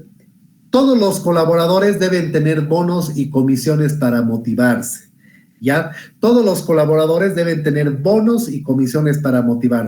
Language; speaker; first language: Spanish; native; Spanish